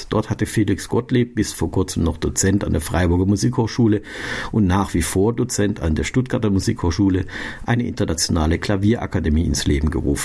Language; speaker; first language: German; native; German